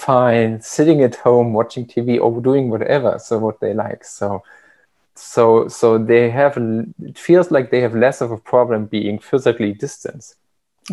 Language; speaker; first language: English; non-native, fluent; German